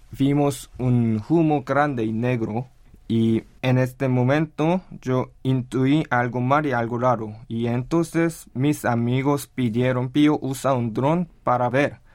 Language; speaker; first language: Spanish; non-native, learner; Korean